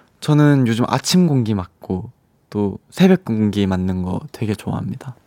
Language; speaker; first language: Korean; native; Korean